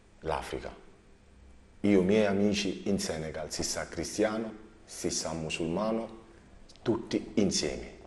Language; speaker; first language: Italian; non-native, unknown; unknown